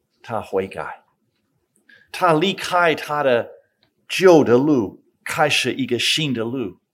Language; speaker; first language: Chinese; non-native, fluent; English